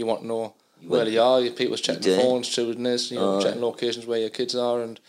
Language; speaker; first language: English; native; English